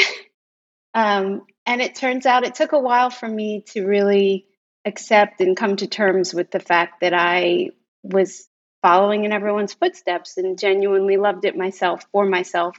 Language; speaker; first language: English; native; English